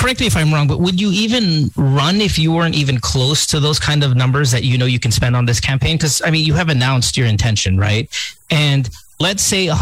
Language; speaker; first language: English; non-native, local second language; Filipino